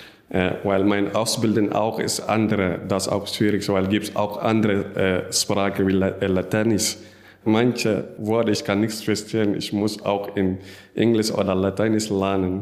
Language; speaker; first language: German; non-native, learner; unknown